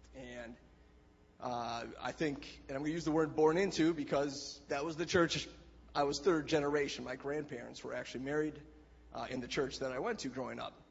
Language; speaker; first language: English; native; English